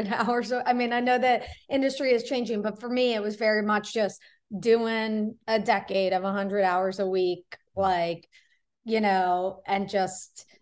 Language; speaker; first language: English; native; English